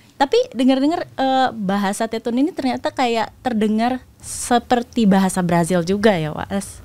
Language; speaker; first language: Indonesian; native; Indonesian